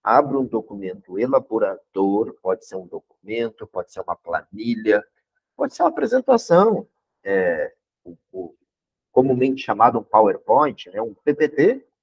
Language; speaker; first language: Portuguese; native; Portuguese